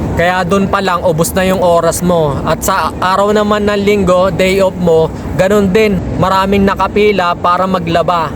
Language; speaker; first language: Filipino; native; Filipino